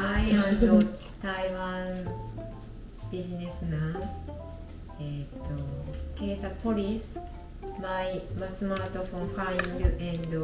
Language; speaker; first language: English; non-native, learner; Japanese